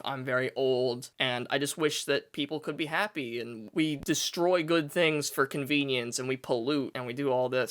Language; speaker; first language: English; native; English